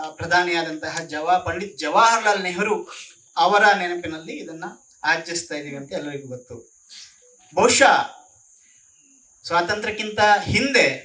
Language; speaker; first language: Kannada; native; Kannada